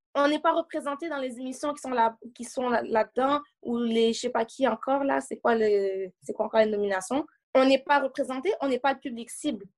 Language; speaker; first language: French; native; French